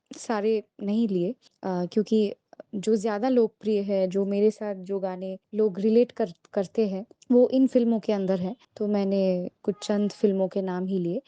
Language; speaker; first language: Hindi; non-native, local second language; Bangla